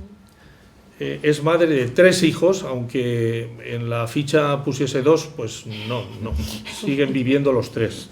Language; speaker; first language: Spanish; native; Spanish